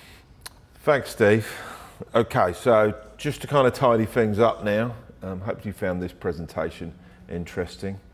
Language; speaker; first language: English; native; English